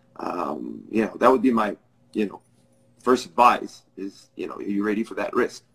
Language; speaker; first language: English; non-native, fluent; French